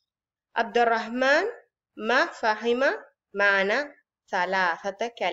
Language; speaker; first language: Arabic; non-native, fluent; Spanish